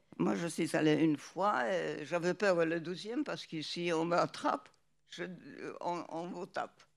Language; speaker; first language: French; non-native, fluent; Polish